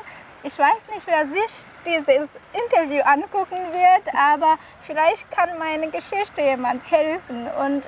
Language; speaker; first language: German; non-native, fluent; Kinyarwanda